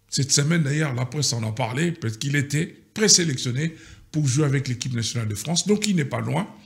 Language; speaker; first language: French; non-native, local second language; Lingala